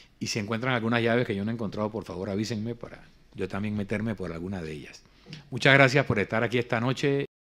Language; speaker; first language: Spanish; native; Spanish